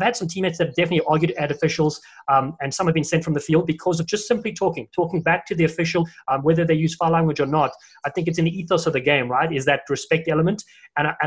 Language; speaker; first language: English; native; English